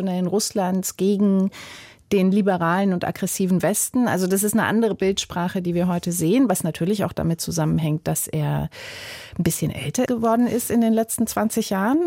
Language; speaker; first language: German; native; German